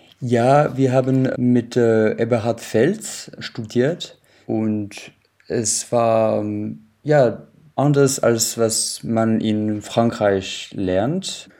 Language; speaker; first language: German; non-native, fluent; French